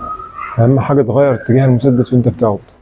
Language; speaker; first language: Arabic; native; Arabic